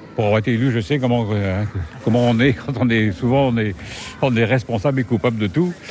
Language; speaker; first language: French; native; French